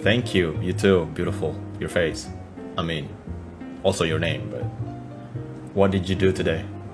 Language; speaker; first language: English; non-native, fluent; Indonesian